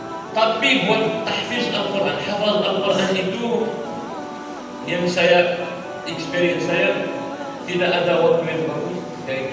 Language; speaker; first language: Indonesian; non-native, learner; Arabic